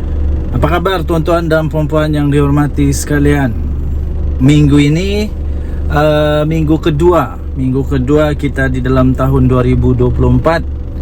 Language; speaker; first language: Malay; native; Malay